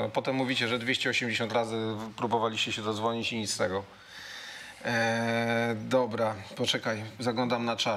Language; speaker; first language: Polish; native; Polish